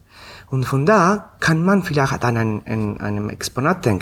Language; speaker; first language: German; non-native, fluent; Italian